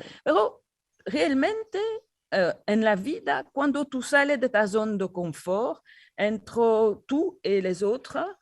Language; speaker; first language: Spanish; non-native, learner; French